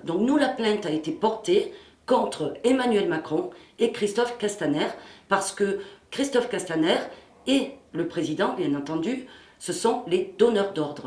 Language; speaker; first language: French; native; French